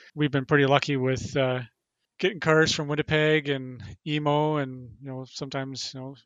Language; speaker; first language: English; native; English